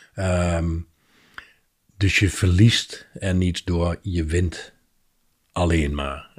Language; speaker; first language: Dutch; native; Dutch